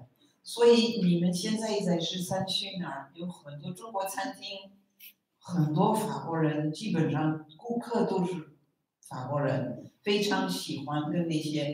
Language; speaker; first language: Chinese; non-native, fluent; French